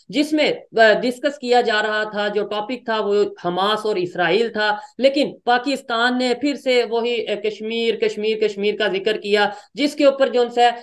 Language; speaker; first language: Hindi; native; Hindi